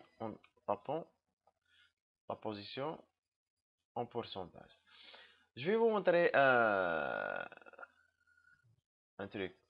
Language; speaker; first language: French; non-native, local second language; Arabic